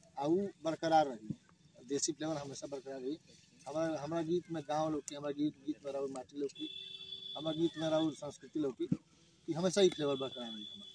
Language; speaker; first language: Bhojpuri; native; Bhojpuri